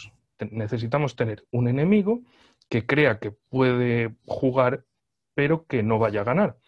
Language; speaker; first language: Spanish; native; Spanish